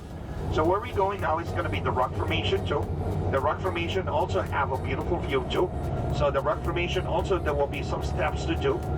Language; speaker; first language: English; non-native, fluent; Papiamento